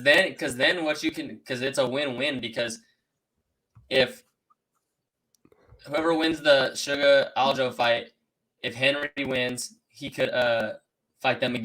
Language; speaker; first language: English; native; English